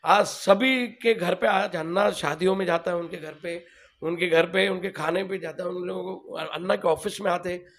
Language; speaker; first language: Hindi; non-native, local second language; Telugu